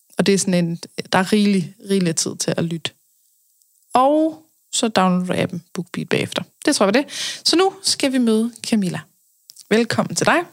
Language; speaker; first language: Danish; native; Danish